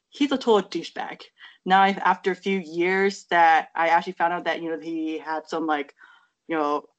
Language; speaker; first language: English; native; English